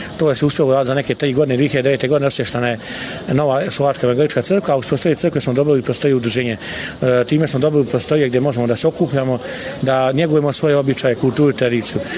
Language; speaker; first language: Bosnian; non-native, local second language; Slovak